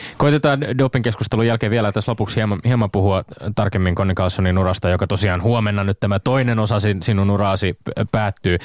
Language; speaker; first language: Finnish; native; Finnish